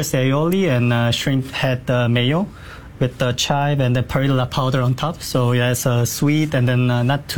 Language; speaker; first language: English; non-native, fluent; Korean